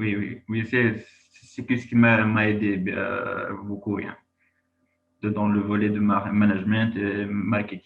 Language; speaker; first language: French; non-native, local second language; Arabic